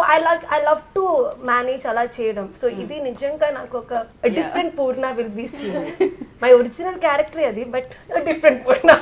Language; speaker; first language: Telugu; non-native, learner; Malayalam